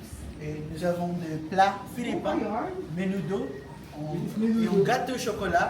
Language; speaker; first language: French; non-native, learner; Filipino